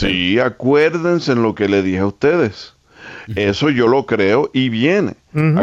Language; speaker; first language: Spanish; early bilingual, heritage; Spanish